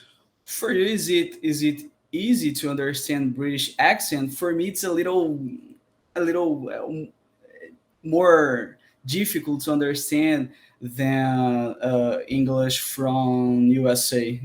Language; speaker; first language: English; non-native, learner; Portuguese